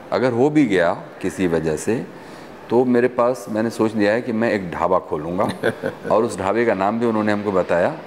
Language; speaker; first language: Hindi; native; Hindi